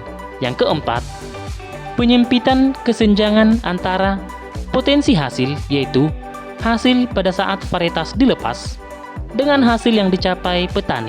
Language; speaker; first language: Indonesian; native; Indonesian